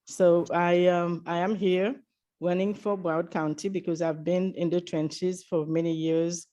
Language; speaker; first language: English; early bilingual, other home language; Haitian Creole